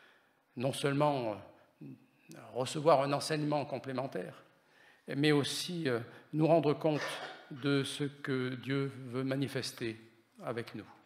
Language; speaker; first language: French; native; French